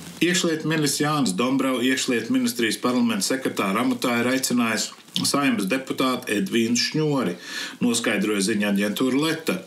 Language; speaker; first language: Latvian; early bilingual, heritage; Latvian